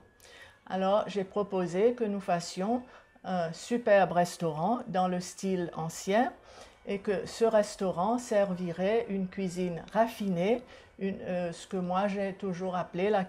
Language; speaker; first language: French; non-native, local second language; Seselwa Creole French